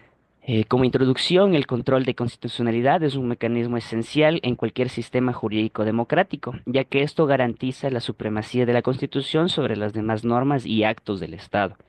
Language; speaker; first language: Spanish; native; Spanish